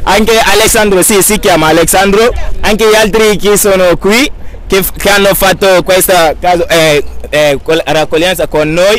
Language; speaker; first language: Italian; non-native, fluent; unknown